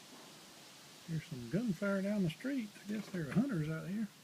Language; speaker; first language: English; native; English